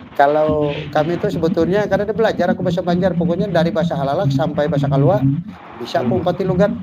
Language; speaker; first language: Indonesian; native; Indonesian